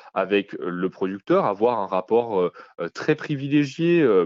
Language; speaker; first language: French; native; French